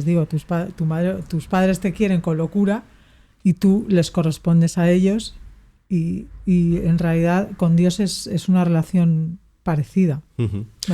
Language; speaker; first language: Spanish; native; Spanish